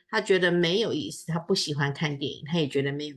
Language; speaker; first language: Chinese; non-native, fluent; English